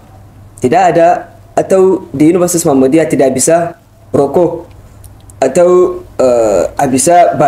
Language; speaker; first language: Indonesian; non-native, learner; Hausa